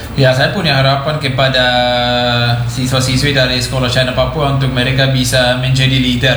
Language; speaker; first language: Indonesian; non-native, fluent; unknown